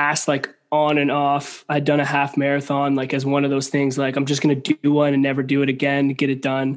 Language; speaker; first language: English; native; English